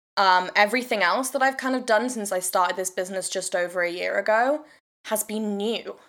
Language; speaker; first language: English; native; English